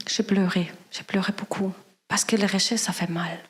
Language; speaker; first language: French; non-native, fluent; German